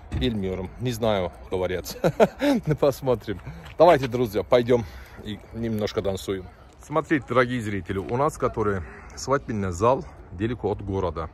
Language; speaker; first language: Russian; non-native, learner; Turkish